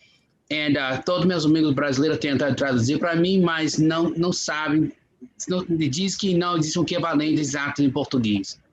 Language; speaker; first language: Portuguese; non-native, fluent; English